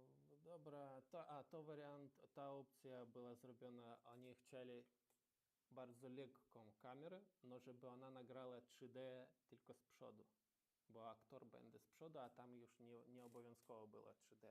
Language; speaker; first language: Polish; non-native, learner; Ukrainian